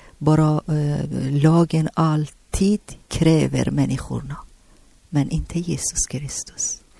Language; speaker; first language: Swedish; non-native, learner; Persian